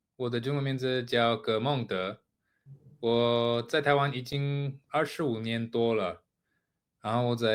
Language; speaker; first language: Chinese; non-native, fluent; English